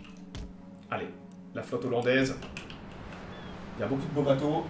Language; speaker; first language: French; native; French